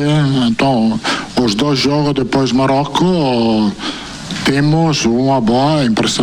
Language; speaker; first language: Portuguese; non-native, fluent; Italian